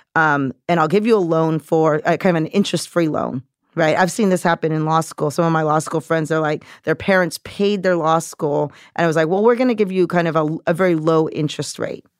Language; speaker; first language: English; native; English